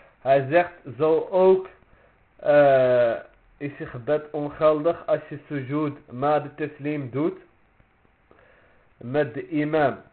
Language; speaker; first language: Dutch; early bilingual, other home language; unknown